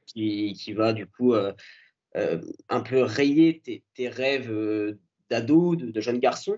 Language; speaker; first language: French; native; French